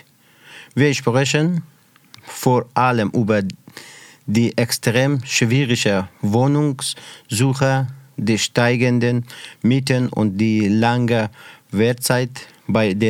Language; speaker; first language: German; non-native, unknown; Persian